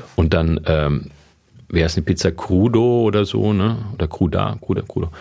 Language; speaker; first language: German; native; German